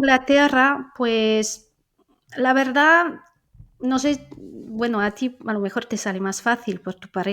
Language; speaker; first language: Spanish; non-native, fluent; French